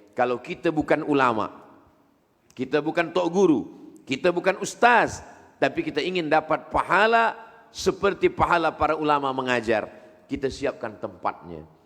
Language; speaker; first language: Malay; native; Malay